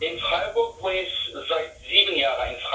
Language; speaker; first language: German; non-native, learner; Arabic